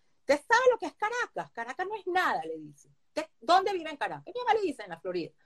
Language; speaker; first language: Spanish; early bilingual, other home language; Hebrew